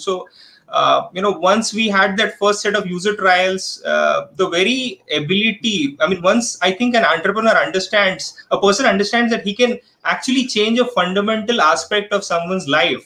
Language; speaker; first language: English; non-native, local second language; Marathi